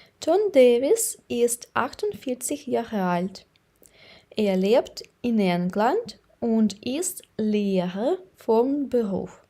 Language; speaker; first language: German; non-native, fluent; Ukrainian